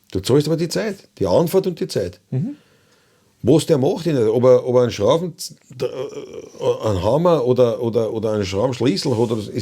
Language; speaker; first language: German; native; German